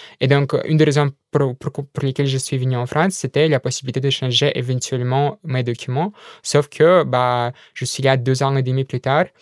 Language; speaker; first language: French; non-native, fluent; Russian